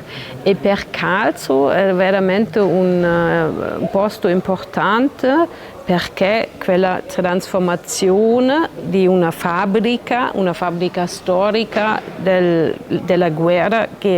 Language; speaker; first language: Italian; non-native, learner; German